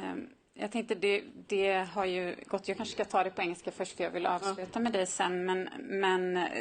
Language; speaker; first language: Swedish; native; Swedish